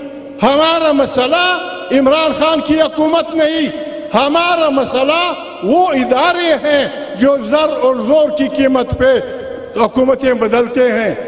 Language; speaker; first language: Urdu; non-native, local second language; Pashto